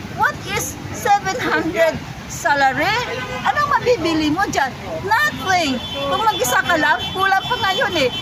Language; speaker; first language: Filipino; non-native, local second language; Hiligaynon